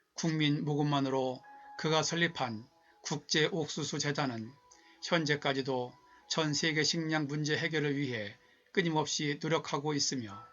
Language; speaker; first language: Korean; native; Korean